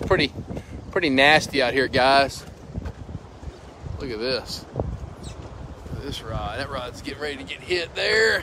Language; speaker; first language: English; native; English